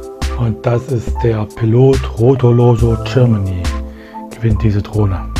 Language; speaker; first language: German; native; German